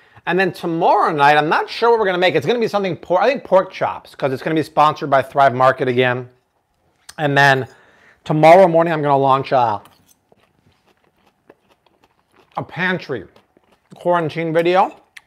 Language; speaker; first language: English; native; English